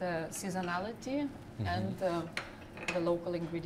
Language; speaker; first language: English; non-native, fluent; Lithuanian